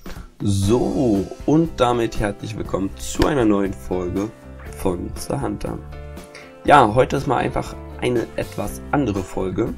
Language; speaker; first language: German; native; German